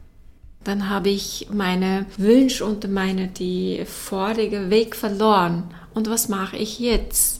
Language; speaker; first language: German; non-native, learner; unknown